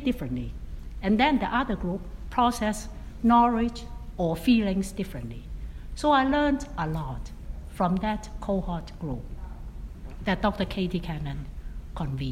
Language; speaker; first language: English; non-native, local second language; Cantonese